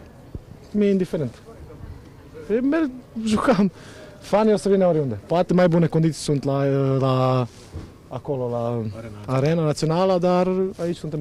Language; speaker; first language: Romanian; non-native, fluent; Croatian